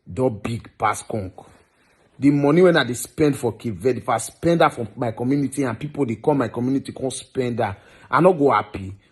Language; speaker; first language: Nigerian Pidgin; non-native, local second language; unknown